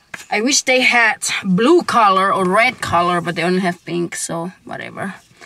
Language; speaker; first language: English; non-native, fluent; Indonesian